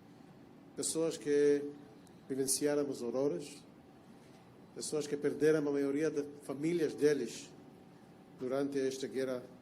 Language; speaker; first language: Portuguese; non-native, fluent; Hebrew